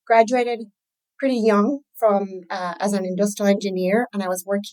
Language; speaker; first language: English; non-native, fluent; Spanish